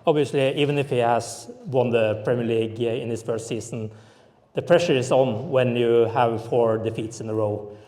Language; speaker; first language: English; non-native, fluent; Norwegian